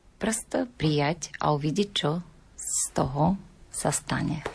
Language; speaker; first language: Slovak; non-native, learner; Ukrainian